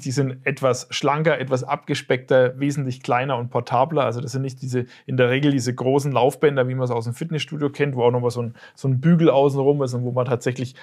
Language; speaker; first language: German; native; German